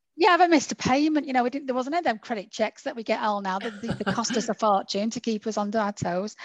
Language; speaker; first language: English; native; English